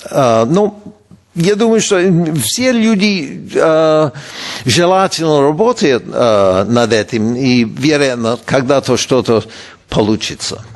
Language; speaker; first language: Russian; non-native, fluent; English